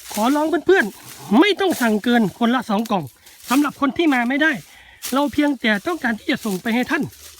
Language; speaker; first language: Thai; native; Thai